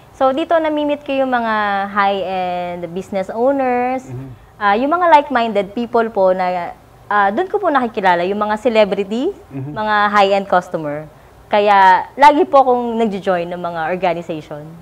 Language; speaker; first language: Filipino; native; Filipino